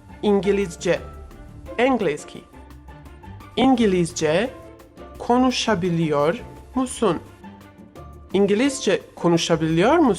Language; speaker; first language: Turkish; non-native, fluent; Bosnian